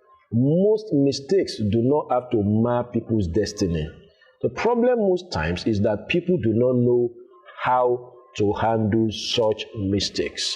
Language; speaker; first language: English; non-native, local second language; Yoruba